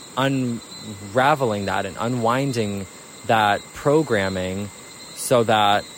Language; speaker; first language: English; native; English